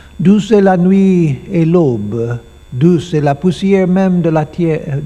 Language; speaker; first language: French; non-native, learner; English